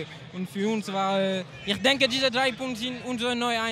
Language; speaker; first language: German; non-native, learner; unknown